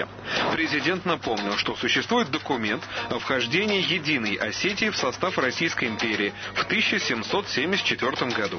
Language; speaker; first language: Russian; native; Russian